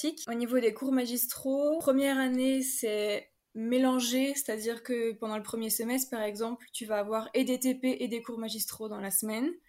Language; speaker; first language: French; native; French